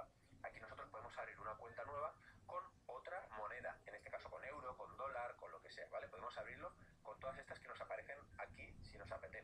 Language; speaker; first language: Spanish; native; Spanish